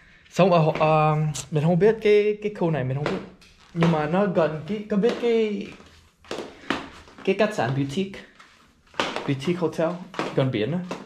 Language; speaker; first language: Vietnamese; early bilingual, heritage; Vietnamese